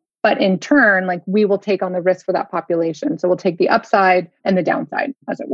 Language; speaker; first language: English; native; English